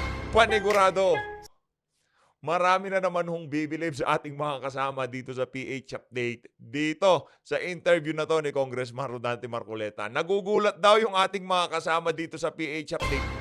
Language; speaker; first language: Filipino; native; Filipino